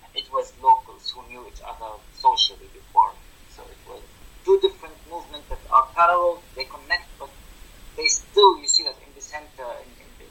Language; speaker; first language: English; non-native, fluent; Arabic